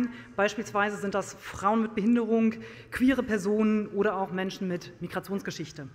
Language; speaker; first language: German; native; German